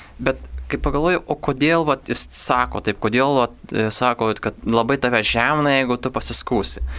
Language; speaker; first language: Lithuanian; native; Lithuanian